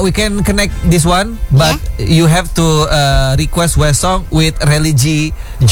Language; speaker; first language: English; non-native, fluent; Indonesian